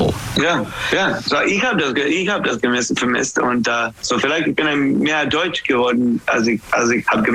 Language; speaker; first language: German; non-native, learner; English